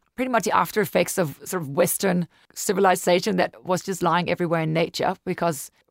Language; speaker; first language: English; non-native, fluent; Danish